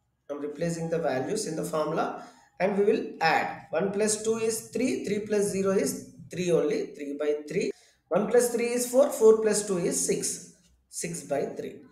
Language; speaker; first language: English; non-native, local second language; Telugu